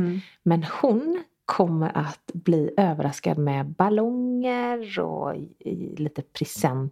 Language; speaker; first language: Swedish; native; Swedish